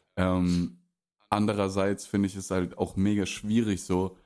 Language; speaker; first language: German; early bilingual, other home language; Russian